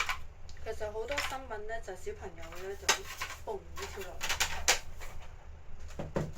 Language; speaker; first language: Cantonese; native; Cantonese